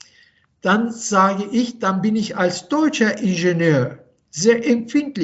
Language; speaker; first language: German; non-native, fluent; Turkish